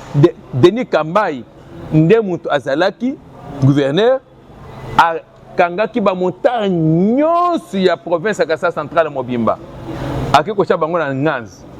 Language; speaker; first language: Lingala; non-native, local second language; Luba-Lulua